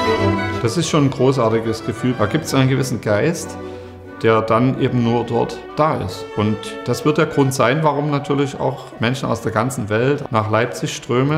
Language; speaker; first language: German; native; German